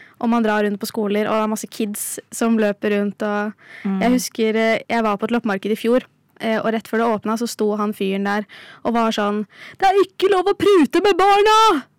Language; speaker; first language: Norwegian; native; Norwegian